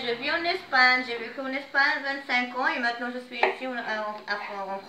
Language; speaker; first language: French; non-native, fluent; Arabic